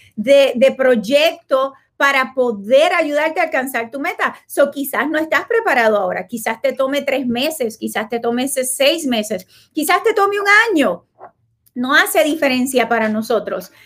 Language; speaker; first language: Spanish; native; Spanish